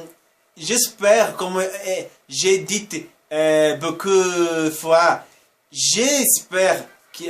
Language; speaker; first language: French; non-native, fluent; Portuguese